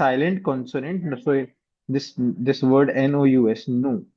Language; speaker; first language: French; non-native, fluent; Hindi